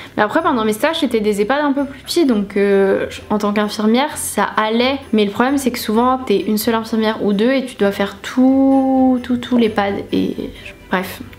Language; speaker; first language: French; native; French